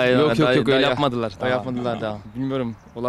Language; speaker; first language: Turkish; early bilingual, heritage; French